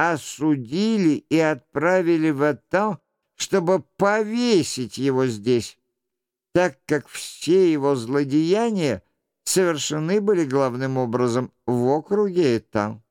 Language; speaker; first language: Russian; native; Russian